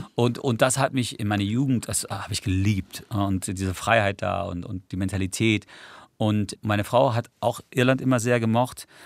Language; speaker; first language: German; early bilingual, other home language; English